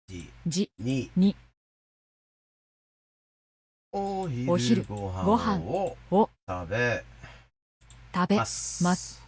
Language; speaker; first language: Japanese; non-native, fluent; English